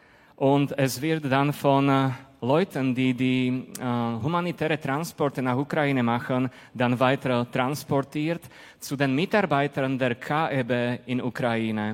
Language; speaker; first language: German; non-native, fluent; Slovak